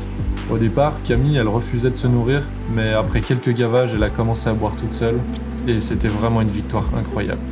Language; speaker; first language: French; native; French